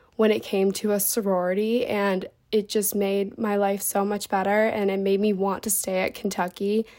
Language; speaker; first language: English; native; English